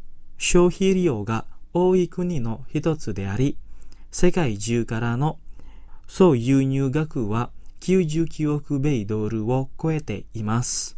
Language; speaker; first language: Japanese; non-native, fluent; Indonesian